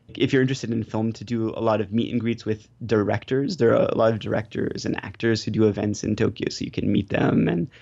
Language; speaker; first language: English; native; English